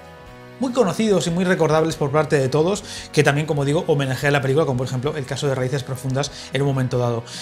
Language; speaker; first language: Spanish; native; Spanish